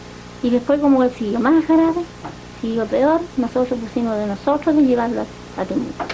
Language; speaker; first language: Spanish; native; Spanish